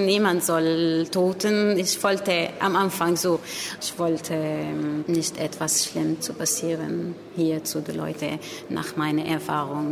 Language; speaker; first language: German; non-native, learner; Arabic